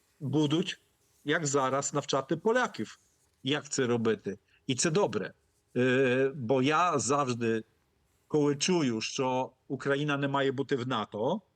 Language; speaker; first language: Polish; non-native, fluent; Ukrainian